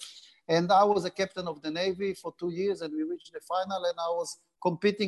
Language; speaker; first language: English; non-native, fluent; Hebrew